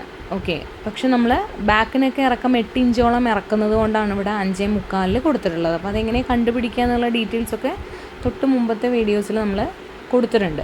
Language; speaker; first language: Malayalam; native; Malayalam